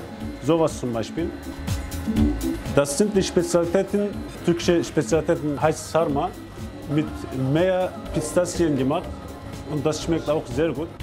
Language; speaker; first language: German; non-native, learner; Turkish